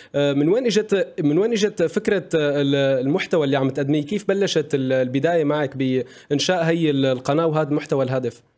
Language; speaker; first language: Arabic; native; Arabic